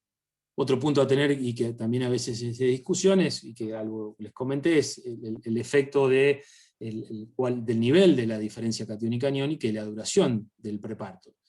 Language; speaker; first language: Spanish; native; Spanish